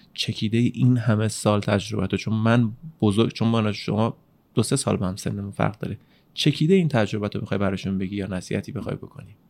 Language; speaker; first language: Persian; native; Persian